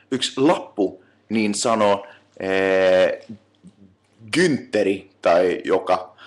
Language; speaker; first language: Finnish; non-native, local second language; Swedish